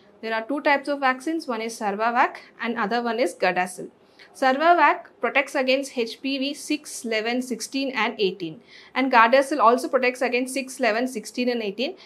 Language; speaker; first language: English; non-native, local second language; Telugu